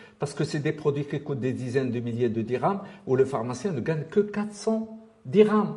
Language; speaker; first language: French; non-native, local second language; Arabic